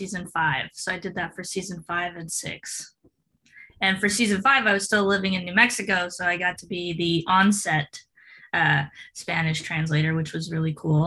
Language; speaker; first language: English; non-native, fluent; Spanish